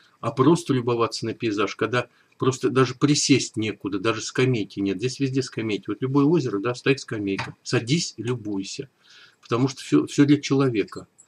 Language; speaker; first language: Russian; native; Russian